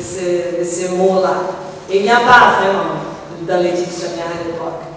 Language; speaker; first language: French; non-native, fluent; Portuguese